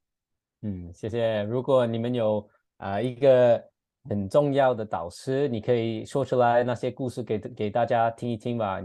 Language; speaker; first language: Chinese; non-native, fluent; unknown